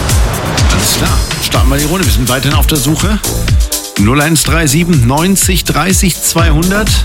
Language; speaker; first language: German; native; German